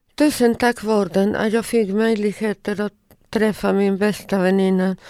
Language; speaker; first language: Swedish; non-native, local second language; Spanish